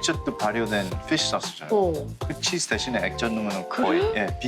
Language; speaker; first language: Korean; early bilingual, heritage; English